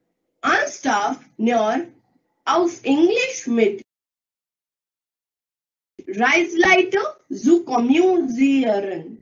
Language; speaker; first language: German; non-native, learner; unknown